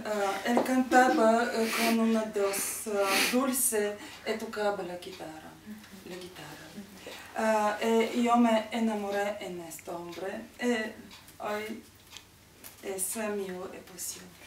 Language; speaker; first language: Spanish; non-native, learner; Bulgarian